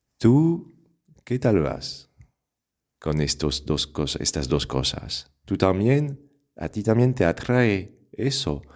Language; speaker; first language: Spanish; non-native, fluent; French